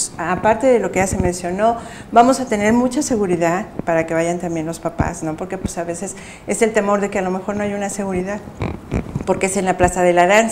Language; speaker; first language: Spanish; native; Spanish